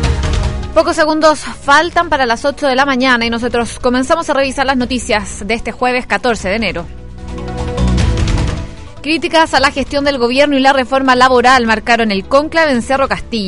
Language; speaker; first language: Spanish; native; Spanish